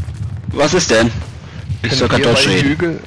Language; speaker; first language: German; native; German